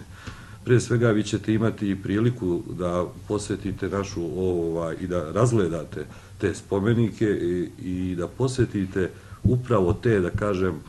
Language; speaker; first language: Bosnian; native; Bosnian